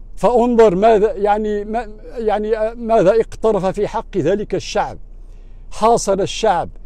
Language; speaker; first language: Arabic; non-native, local second language; Riffian